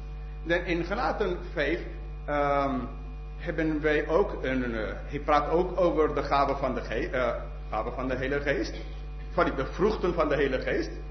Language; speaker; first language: Dutch; non-native, fluent; English